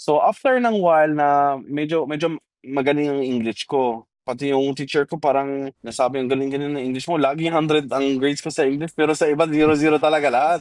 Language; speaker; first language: Filipino; non-native, fluent; Arabic